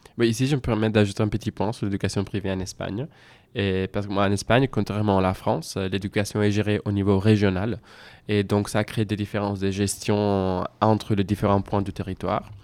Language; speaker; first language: French; non-native, fluent; Spanish